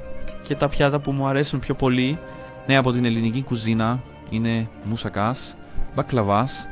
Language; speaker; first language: Greek; non-native, learner; Portuguese